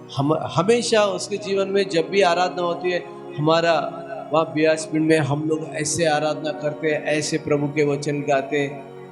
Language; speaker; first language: Hindi; non-native, local second language; Telugu